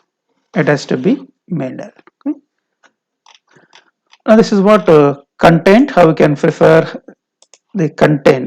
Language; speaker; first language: English; non-native, local second language; Kannada